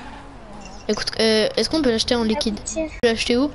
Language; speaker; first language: French; native; French